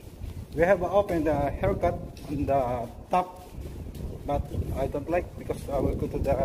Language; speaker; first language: English; non-native, learner; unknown